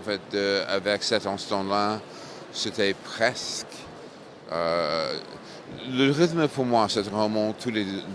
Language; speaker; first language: French; non-native, fluent; English